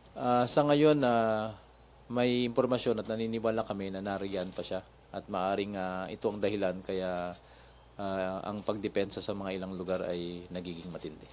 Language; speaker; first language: Filipino; native; Filipino